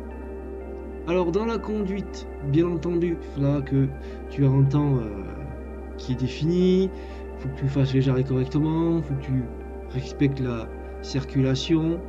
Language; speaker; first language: French; native; French